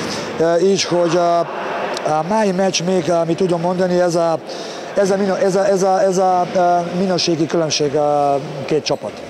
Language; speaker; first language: Hungarian; non-native, learner; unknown